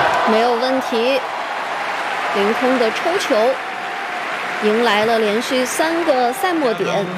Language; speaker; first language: Chinese; native; Chinese